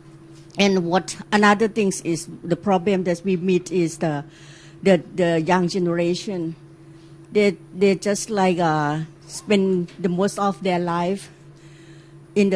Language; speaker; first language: English; non-native, learner; Thai